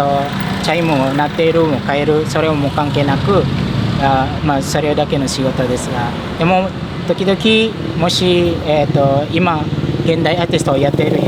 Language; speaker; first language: Japanese; non-native, fluent; Indonesian